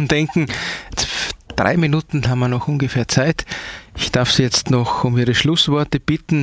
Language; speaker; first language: German; native; German